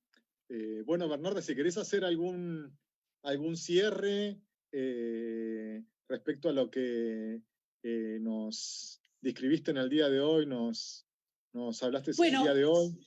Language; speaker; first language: Spanish; native; Spanish